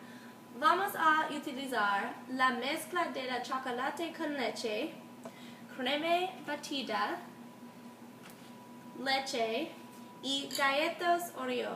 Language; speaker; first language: Spanish; non-native, learner; English